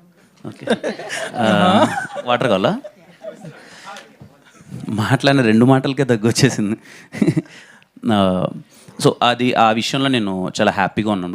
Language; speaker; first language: Telugu; native; Telugu